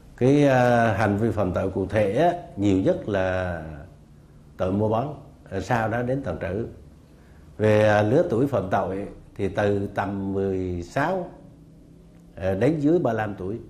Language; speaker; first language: Vietnamese; native; Vietnamese